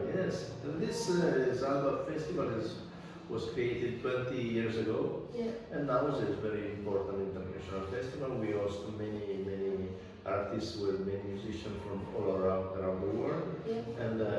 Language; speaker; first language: English; non-native, fluent; Italian